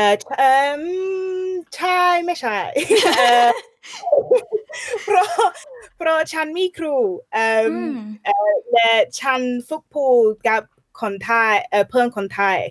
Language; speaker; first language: Thai; non-native, learner; English